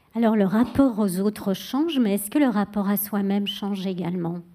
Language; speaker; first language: French; native; French